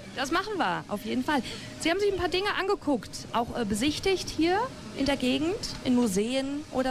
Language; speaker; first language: German; native; German